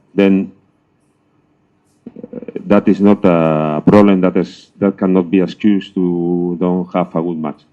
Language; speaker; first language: English; non-native, learner; Spanish